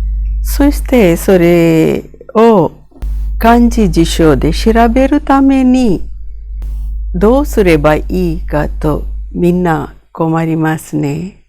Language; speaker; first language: Japanese; non-native, fluent; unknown